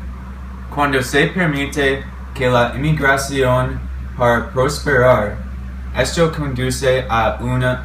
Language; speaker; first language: Spanish; non-native, learner; English